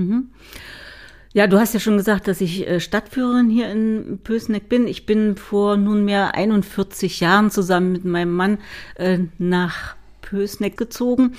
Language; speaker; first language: German; native; German